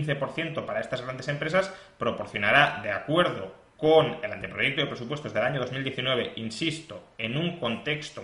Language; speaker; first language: Spanish; native; Spanish